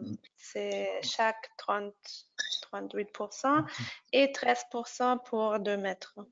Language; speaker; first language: French; non-native, fluent; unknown